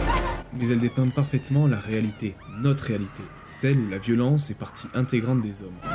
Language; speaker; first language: French; native; French